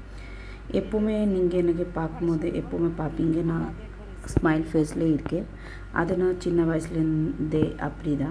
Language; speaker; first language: Tamil; non-native, local second language; Bangla